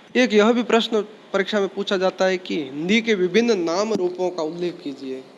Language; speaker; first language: Hindi; native; Hindi